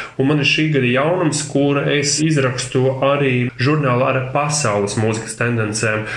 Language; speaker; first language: Latvian; non-native, local second language; Russian